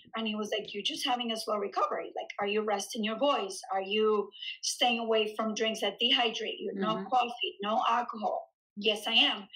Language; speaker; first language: English; early bilingual, other home language; Spanish